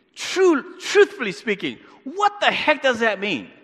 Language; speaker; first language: English; native; English